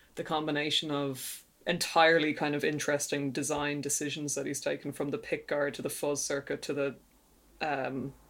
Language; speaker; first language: English; native; English